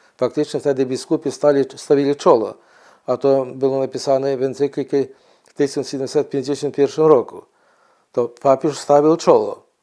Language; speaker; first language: Polish; non-native, fluent; Ukrainian